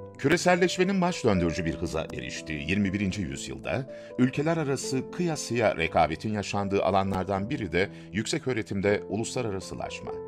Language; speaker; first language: Turkish; native; Turkish